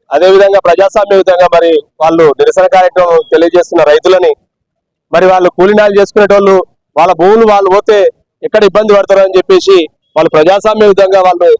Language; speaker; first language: Telugu; native; Telugu